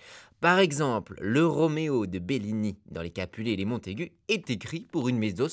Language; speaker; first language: French; native; French